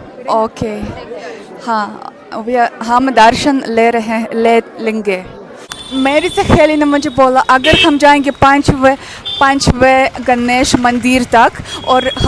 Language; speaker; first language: Hindi; non-native, learner; Russian